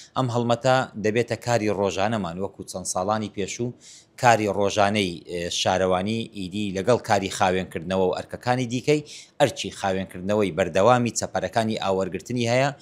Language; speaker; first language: Central Kurdish; native; Central Kurdish